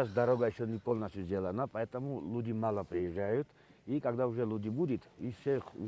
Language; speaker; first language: Russian; non-native, fluent; Georgian